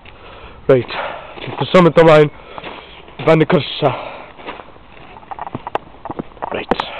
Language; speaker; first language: Welsh; non-native, learner; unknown